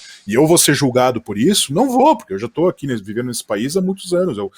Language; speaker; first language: Portuguese; native; Portuguese